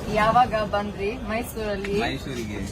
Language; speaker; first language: Kannada; non-native, learner; English